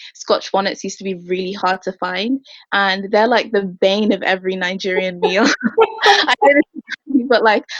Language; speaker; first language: English; native; English